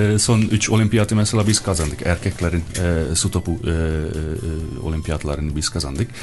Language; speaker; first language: Turkish; non-native, fluent; Hungarian